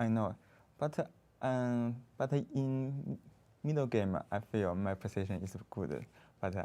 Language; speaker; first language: English; non-native, learner; Chinese